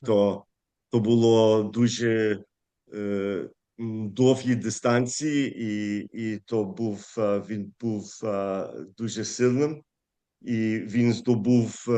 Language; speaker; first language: Ukrainian; early bilingual, heritage; Ukrainian